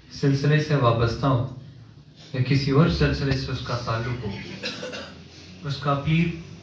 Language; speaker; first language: Hindi; native; Hindi